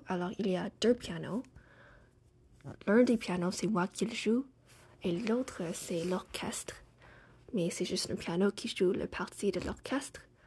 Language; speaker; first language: French; non-native, fluent; English